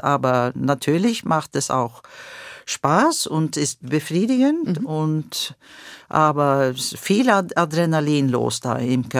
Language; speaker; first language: German; non-native, fluent; Swedish